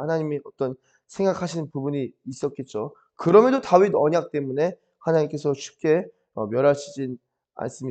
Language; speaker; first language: Korean; native; Korean